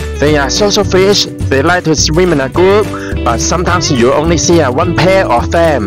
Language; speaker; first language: English; non-native, local second language; Cantonese